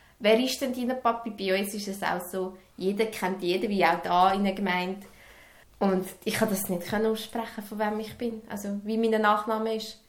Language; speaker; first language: German; early bilingual, other home language; Serbian